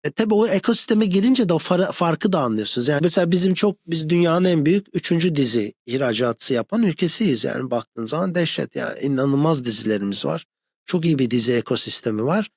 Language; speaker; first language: Turkish; early bilingual, other home language; English